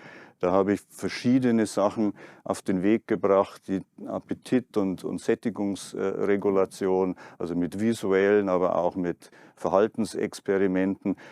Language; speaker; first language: German; native; German